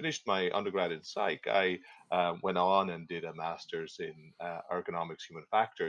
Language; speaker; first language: English; native; English